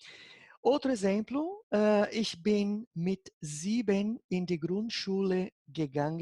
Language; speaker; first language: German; non-native, fluent; Portuguese